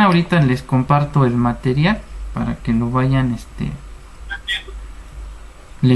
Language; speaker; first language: Spanish; native; Spanish